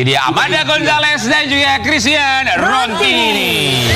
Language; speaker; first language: Indonesian; native; Indonesian